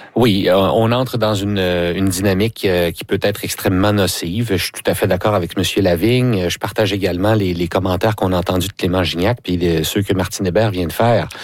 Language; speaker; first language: French; native; French